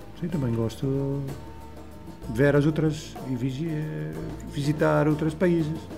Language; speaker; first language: Portuguese; non-native, learner; Dutch